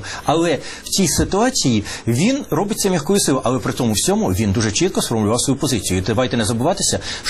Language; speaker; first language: Ukrainian; native; Ukrainian